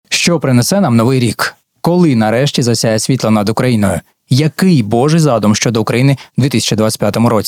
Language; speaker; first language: Ukrainian; native; Ukrainian